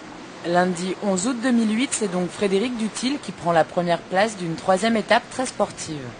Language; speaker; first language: French; native; French